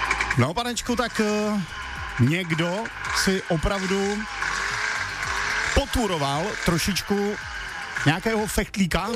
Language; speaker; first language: Czech; native; Czech